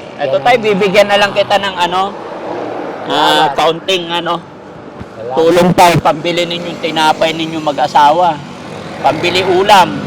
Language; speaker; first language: Filipino; non-native, local second language; Pangasinan